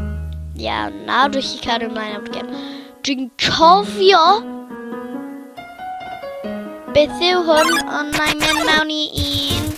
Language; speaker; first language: Welsh; non-native, local second language; English